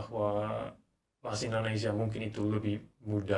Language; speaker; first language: Indonesian; non-native, learner; English